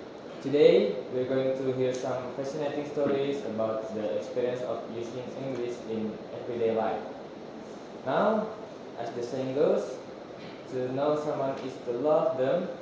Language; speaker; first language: English; non-native, learner; Indonesian